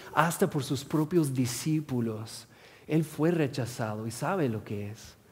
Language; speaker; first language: Spanish; non-native, fluent; English